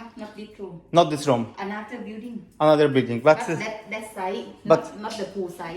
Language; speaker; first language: English; non-native, local second language; Thai